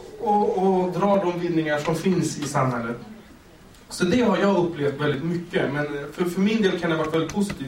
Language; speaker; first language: Swedish; early bilingual, other home language; Kurdish